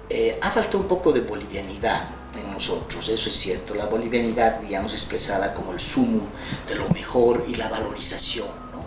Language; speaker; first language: Spanish; native; Spanish